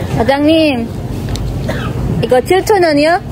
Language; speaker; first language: Korean; non-native, learner; Filipino